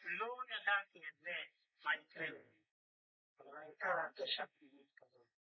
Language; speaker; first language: Hebrew; non-native, fluent; Hungarian